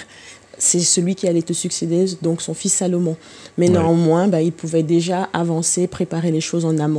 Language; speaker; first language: French; native; French